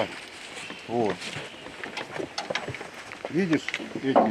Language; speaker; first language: Russian; native; Russian